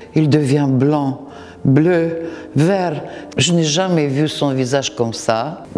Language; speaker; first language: French; non-native, fluent; Russian